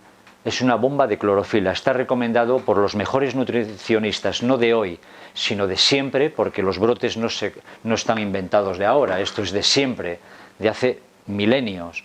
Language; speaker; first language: Spanish; native; Spanish